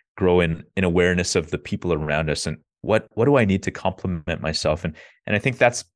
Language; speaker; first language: English; native; English